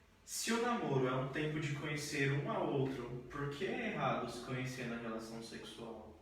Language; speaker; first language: Portuguese; native; Portuguese